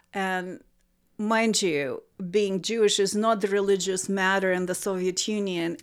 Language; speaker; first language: English; non-native, fluent; Russian